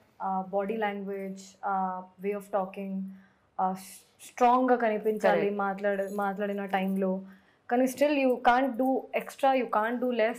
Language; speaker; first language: Telugu; non-native, fluent; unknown